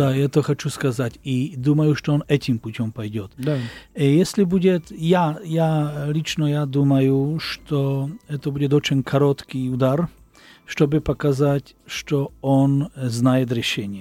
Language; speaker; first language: Russian; non-native, learner; Slovak